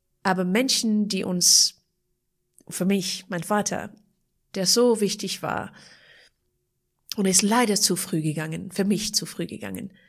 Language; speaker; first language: German; non-native, fluent; Persian